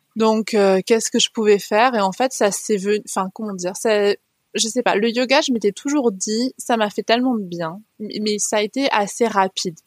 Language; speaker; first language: French; native; French